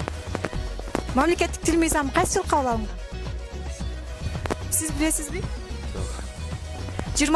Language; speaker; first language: Kyrgyz; native; Kyrgyz